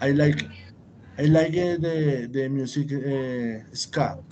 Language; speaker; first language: English; non-native, learner; Spanish